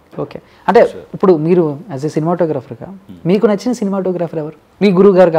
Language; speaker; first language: Telugu; native; Telugu